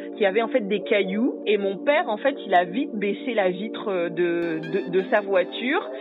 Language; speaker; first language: French; native; French